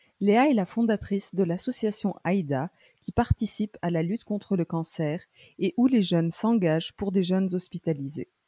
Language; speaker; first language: French; native; French